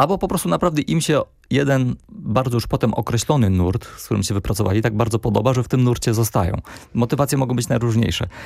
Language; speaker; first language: Polish; early bilingual, heritage; Polish